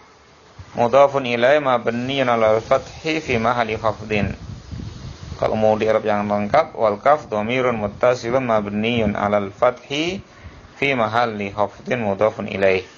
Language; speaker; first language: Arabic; non-native, fluent; Indonesian